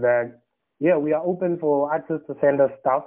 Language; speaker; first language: English; non-native, local second language; Tswana